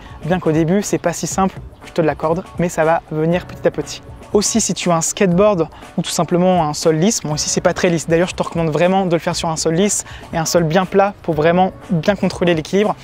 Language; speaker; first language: French; native; French